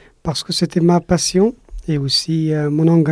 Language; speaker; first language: French; non-native, fluent; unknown